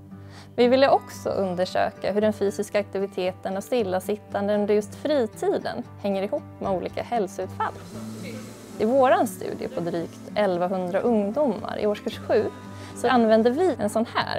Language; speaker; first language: Swedish; native; Swedish